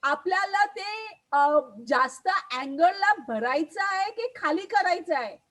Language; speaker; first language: Marathi; non-native, local second language; Hindi